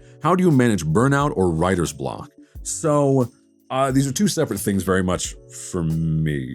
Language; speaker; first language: English; native; English